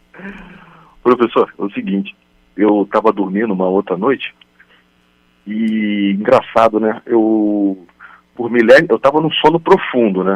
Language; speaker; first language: Portuguese; native; Portuguese